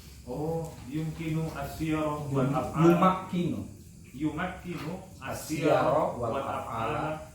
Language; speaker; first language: Arabic; non-native, learner; Indonesian